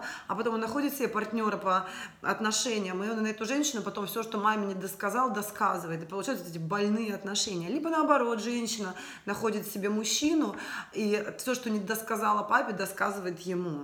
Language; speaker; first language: Russian; native; Russian